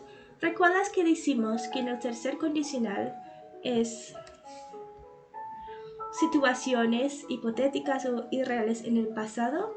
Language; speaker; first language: Spanish; non-native, fluent; English